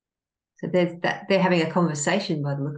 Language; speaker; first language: English; native; English